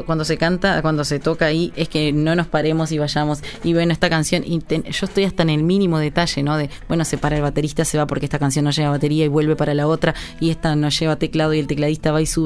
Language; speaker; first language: Spanish; native; Spanish